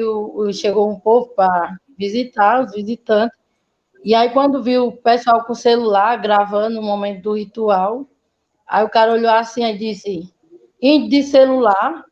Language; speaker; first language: Portuguese; native; Portuguese